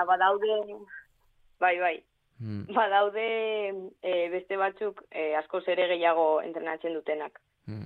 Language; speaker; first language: Basque; non-native, local second language; Spanish